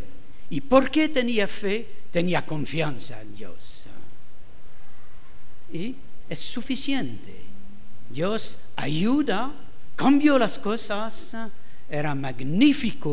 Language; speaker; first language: Spanish; non-native, fluent; French